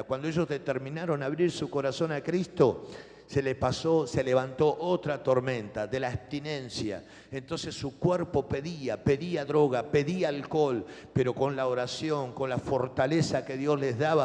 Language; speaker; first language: Spanish; native; Spanish